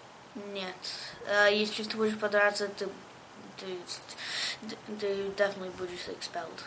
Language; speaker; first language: Russian; early bilingual, heritage; Russian